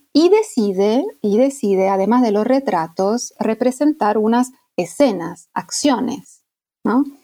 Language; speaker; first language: Spanish; non-native, fluent; Italian